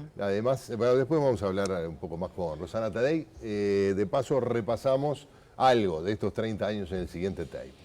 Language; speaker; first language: Spanish; native; Spanish